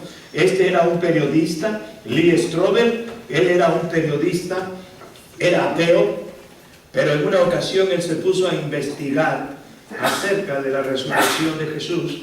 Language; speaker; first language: Spanish; native; Spanish